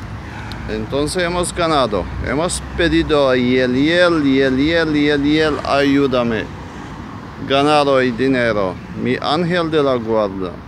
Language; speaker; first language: Spanish; non-native, fluent; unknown